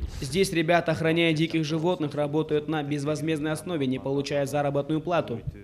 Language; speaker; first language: Russian; non-native, local second language; Kyrgyz